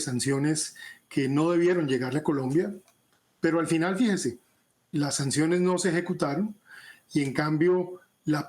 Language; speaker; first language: Spanish; native; Spanish